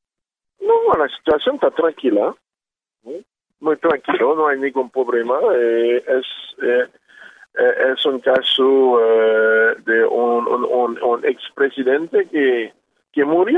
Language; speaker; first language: Spanish; non-native, learner; Haitian Creole